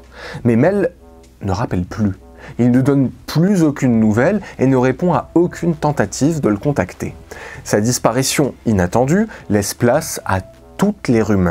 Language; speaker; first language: French; native; French